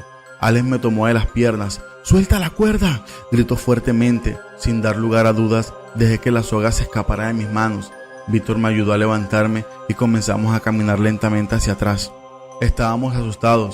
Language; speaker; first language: Spanish; native; Spanish